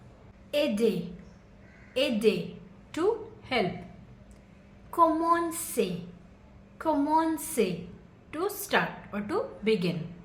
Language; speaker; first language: English; non-native, fluent; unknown